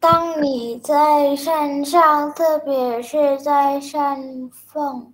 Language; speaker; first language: Chinese; non-native, learner; Indonesian